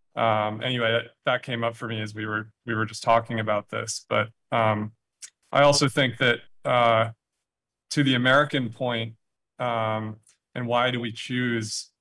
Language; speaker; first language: English; native; English